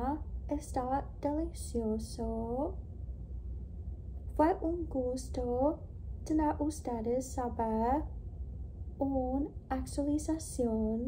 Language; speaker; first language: Spanish; non-native, learner; English